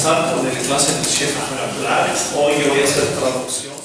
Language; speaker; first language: Spanish; non-native, fluent; Arabic